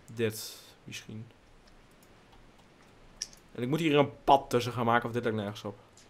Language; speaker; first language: Dutch; native; Dutch